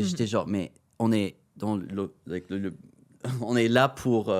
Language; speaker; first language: French; non-native, fluent; English